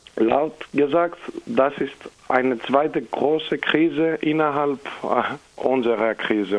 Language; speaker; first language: German; non-native, fluent; Greek